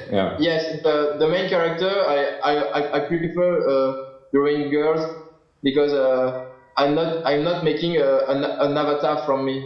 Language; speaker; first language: English; non-native, learner; French